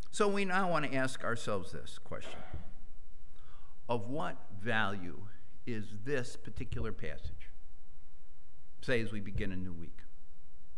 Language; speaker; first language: English; native; English